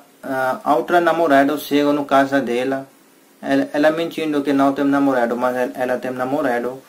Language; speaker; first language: Portuguese; non-native, learner; Hindi